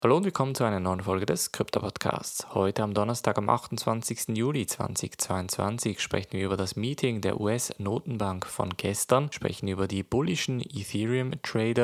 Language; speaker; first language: German; native; German